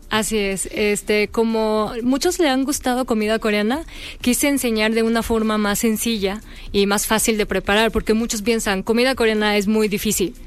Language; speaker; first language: Spanish; early bilingual, other home language; Korean